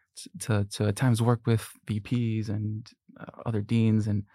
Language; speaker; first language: English; early bilingual, other home language; Spanish